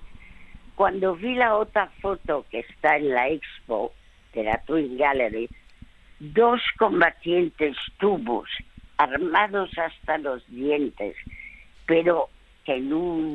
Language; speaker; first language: Spanish; early bilingual, other home language; French